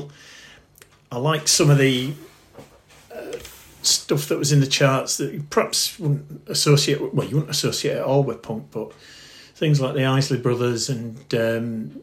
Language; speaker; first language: English; native; English